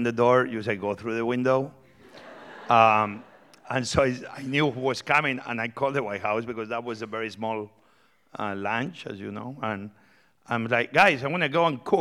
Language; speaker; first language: English; non-native, fluent; Spanish